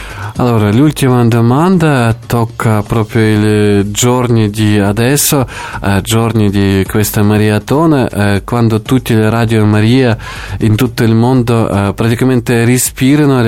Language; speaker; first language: Italian; non-native, fluent; Ukrainian